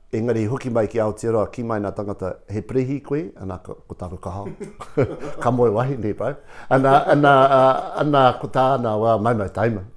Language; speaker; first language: Māori; non-native, local second language; English